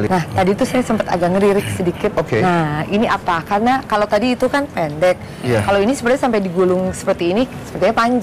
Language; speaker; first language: Indonesian; native; Indonesian